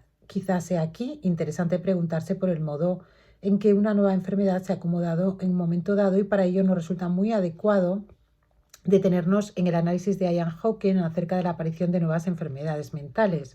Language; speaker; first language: Spanish; native; Spanish